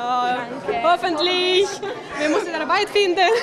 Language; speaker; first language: German; non-native, learner; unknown